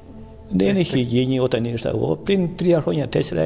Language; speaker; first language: Greek; non-native, fluent; Bulgarian